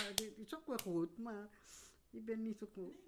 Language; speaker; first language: Dutch; non-native, learner; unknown